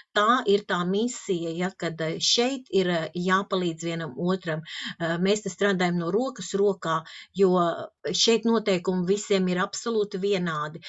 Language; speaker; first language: Latvian; non-native, local second language; Russian